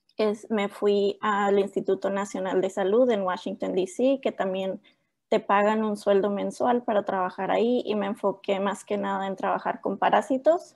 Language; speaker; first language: Spanish; non-native, local second language; English